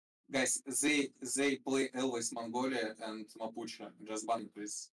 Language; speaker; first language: English; non-native, learner; Russian